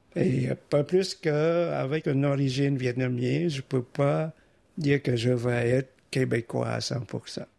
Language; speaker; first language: French; non-native, fluent; Vietnamese